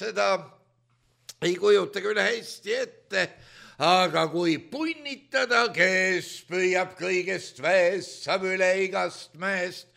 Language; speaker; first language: Estonian; native; Estonian